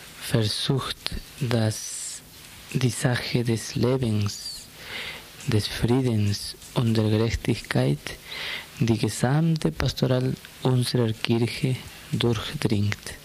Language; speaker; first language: German; non-native, fluent; Spanish